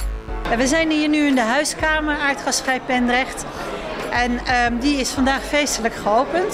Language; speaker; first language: Dutch; native; Dutch